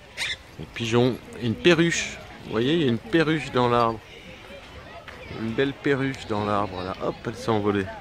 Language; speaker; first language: French; native; French